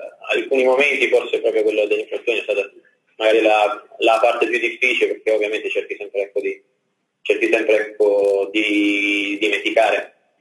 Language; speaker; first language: Italian; early bilingual, other home language; English